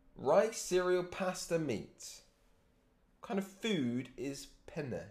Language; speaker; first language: English; native; English